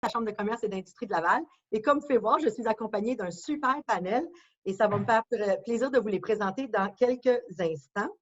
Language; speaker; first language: French; native; French